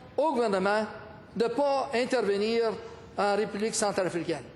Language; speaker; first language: French; native; French